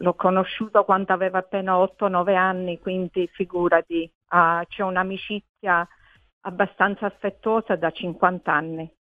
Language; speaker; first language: Italian; early bilingual, heritage; Italian